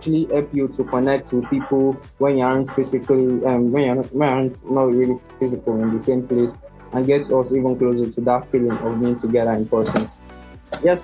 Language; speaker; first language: English; non-native, local second language; Yoruba